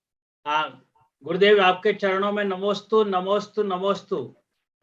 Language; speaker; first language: Hindi; native; Hindi